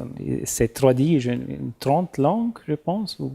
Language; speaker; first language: French; non-native, learner; German